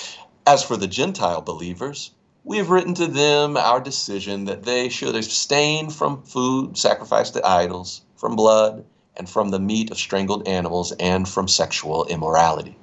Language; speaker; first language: English; native; English